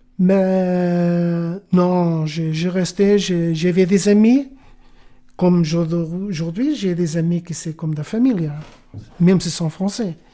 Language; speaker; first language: French; non-native, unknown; Portuguese